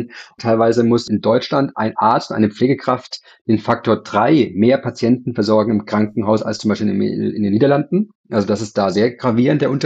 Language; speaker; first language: German; native; German